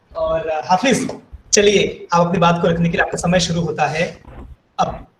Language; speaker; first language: Hindi; native; Hindi